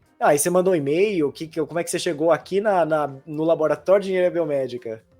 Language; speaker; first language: Portuguese; native; Portuguese